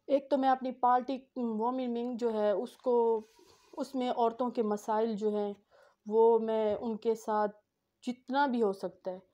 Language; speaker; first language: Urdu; non-native, local second language; Saraiki